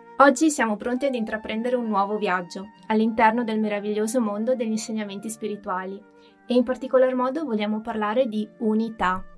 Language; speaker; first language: Italian; native; Italian